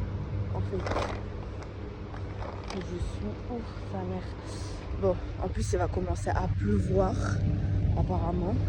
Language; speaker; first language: French; native; French